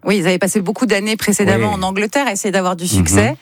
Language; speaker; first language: French; native; French